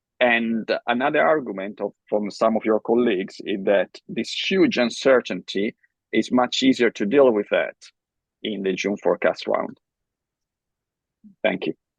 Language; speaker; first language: English; non-native, fluent; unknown